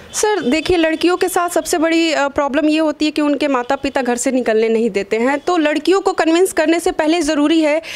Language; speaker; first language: Hindi; native; Hindi